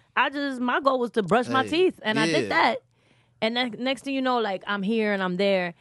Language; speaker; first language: English; early bilingual, other home language; Spanish